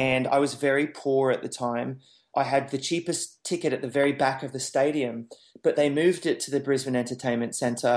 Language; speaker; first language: English; native; English